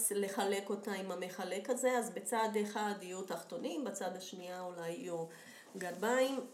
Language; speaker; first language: Hebrew; non-native, fluent; Portuguese